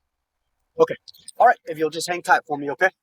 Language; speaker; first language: English; native; English